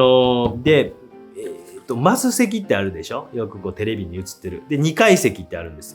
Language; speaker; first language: Japanese; native; Japanese